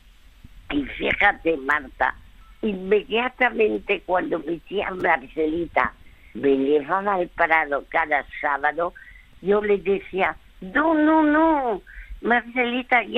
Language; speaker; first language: Spanish; early bilingual, other home language; French